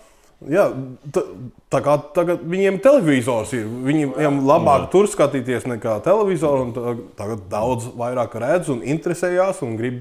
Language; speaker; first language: Latvian; early bilingual, heritage; English